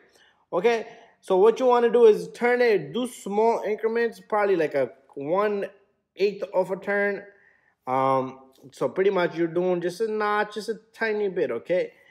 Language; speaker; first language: English; native; English